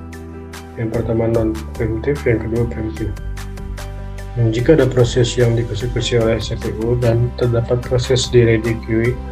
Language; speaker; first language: Indonesian; native; Indonesian